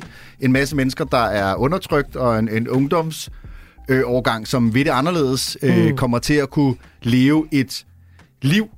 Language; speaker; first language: Danish; native; Danish